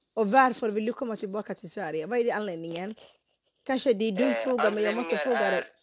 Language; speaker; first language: Swedish; non-native, fluent; Somali